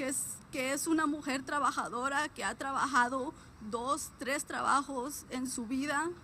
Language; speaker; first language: Spanish; early bilingual, heritage; Spanish